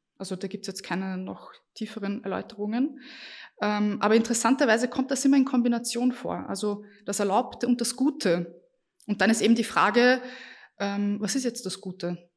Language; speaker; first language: German; early bilingual, other home language; Bosnian